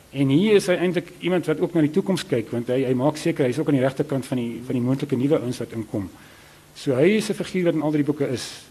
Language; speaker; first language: Afrikaans; native; Afrikaans